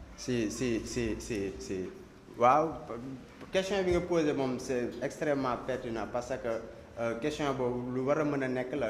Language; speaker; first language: Wolof; native; Wolof